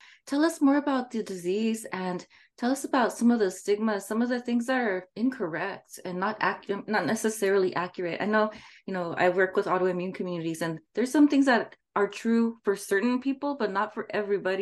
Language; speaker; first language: English; native; English